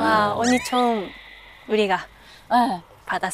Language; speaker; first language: Korean; non-native, learner; Japanese